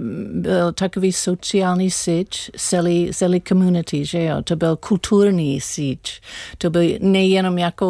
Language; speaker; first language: Czech; non-native, learner; English